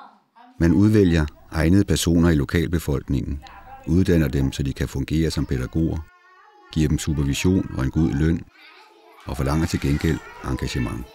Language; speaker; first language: Danish; native; Danish